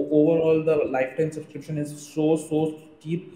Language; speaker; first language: English; non-native, local second language; Hindi